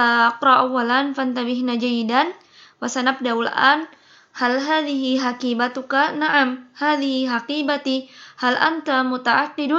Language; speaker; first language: Arabic; non-native, fluent; Indonesian